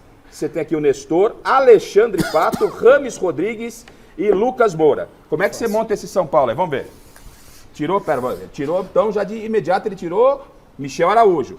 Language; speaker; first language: Portuguese; native; Portuguese